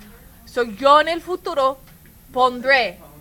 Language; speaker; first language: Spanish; non-native, fluent; English